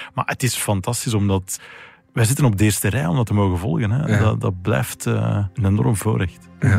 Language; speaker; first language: Dutch; native; Dutch